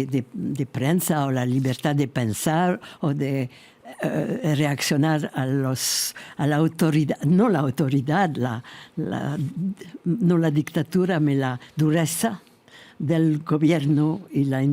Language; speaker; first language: Spanish; non-native, fluent; French